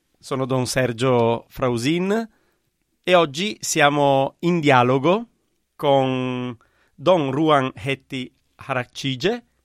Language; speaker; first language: Italian; native; Italian